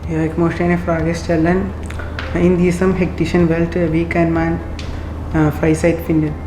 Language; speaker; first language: German; non-native, learner; Malayalam